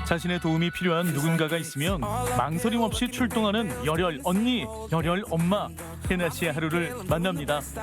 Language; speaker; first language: Korean; native; Korean